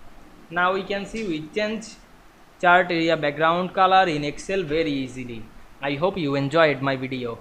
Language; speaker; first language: English; non-native, learner; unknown